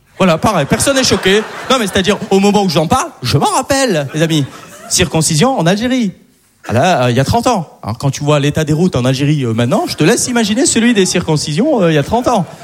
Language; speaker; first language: French; early bilingual, other home language; Arabic